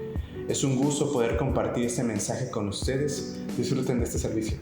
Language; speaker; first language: Spanish; native; Spanish